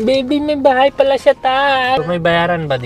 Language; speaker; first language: Filipino; non-native, learner; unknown